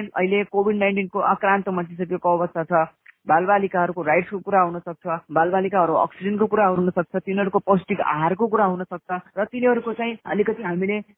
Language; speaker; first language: Nepali; non-native, local second language; Awadhi